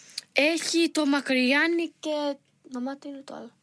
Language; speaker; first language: Greek; early bilingual, heritage; English